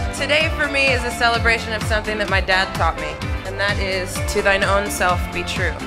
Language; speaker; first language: English; native; English